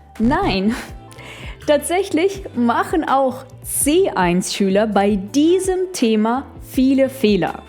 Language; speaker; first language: German; non-native, fluent; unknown